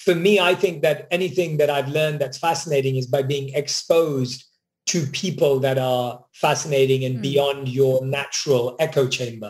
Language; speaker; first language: English; native; English